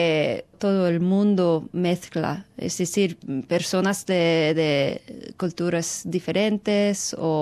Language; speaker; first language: Spanish; non-native, fluent; English